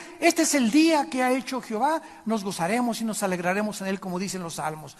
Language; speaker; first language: Spanish; native; Spanish